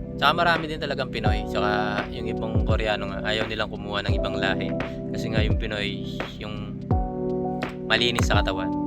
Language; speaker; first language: Filipino; non-native, local second language; Pampanga